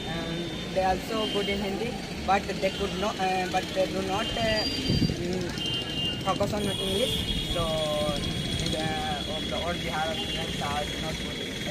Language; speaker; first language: English; non-native, learner; Hindi